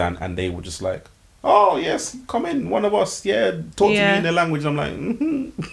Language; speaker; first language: English; native; English